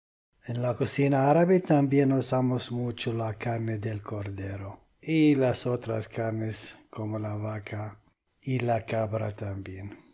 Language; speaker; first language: Spanish; non-native, fluent; Arabic